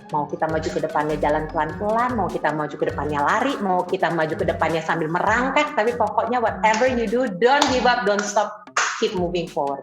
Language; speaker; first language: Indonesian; native; Indonesian